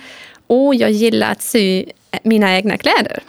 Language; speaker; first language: Swedish; non-native, fluent; German